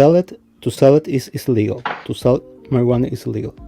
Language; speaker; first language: English; non-native, fluent; Spanish